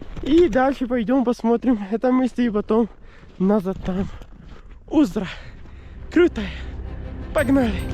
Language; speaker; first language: Russian; non-native, learner; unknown